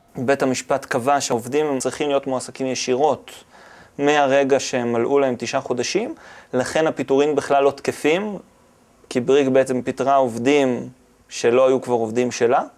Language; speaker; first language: Hebrew; native; Hebrew